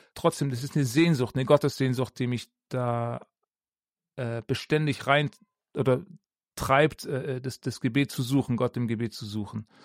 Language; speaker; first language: German; native; German